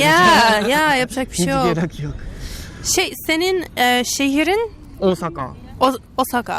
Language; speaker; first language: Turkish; non-native, learner; English